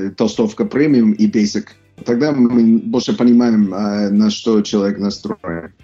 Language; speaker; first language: Russian; non-native, fluent; English